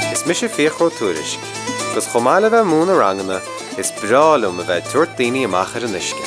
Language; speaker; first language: Irish; native; Irish